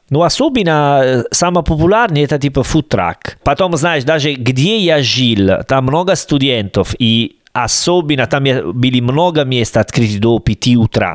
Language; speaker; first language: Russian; non-native, learner; Italian